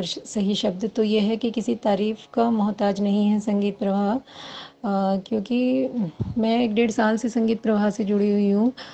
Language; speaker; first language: Hindi; native; Hindi